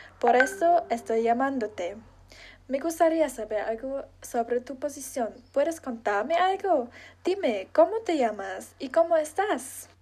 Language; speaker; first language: Spanish; non-native, learner; German